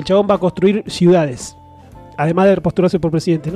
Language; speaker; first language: Spanish; native; Spanish